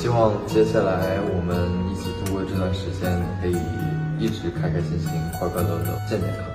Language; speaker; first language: Chinese; native; Chinese